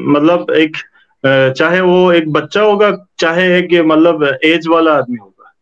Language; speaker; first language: Hindi; native; Hindi